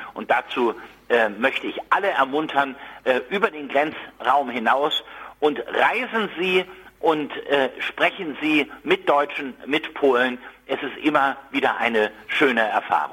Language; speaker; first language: German; native; German